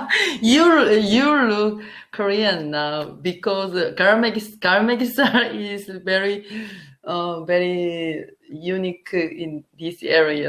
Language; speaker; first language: English; non-native, learner; Korean